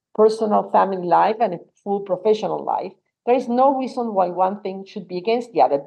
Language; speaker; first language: English; non-native, fluent; Spanish